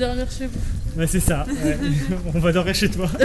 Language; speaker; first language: French; native; French